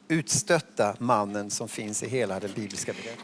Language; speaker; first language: Swedish; native; Swedish